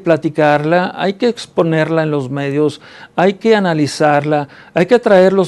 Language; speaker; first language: Spanish; native; Spanish